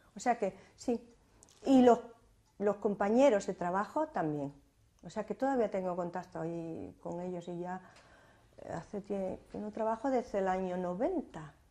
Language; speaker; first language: Spanish; native; Spanish